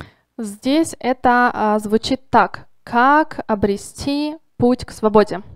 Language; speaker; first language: Russian; native; Russian